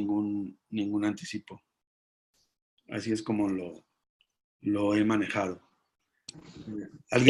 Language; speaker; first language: Spanish; native; Spanish